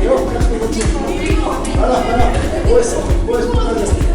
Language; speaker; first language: Finnish; non-native, learner; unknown